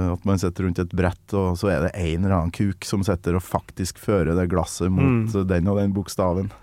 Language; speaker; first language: Norwegian; native; Norwegian